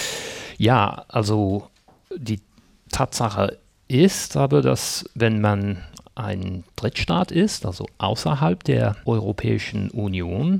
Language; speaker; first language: German; non-native, fluent; English